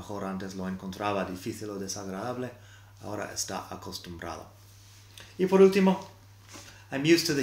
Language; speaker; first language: Spanish; non-native, fluent; English